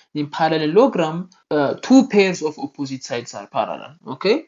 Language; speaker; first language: English; non-native, local second language; Amharic